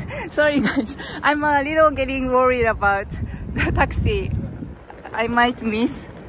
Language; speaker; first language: English; non-native, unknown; Japanese